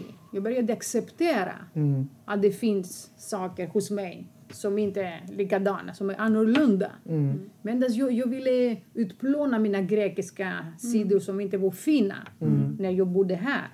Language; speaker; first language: Swedish; non-native, fluent; Greek